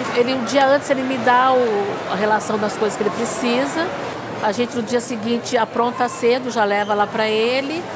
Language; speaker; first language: Portuguese; native; Portuguese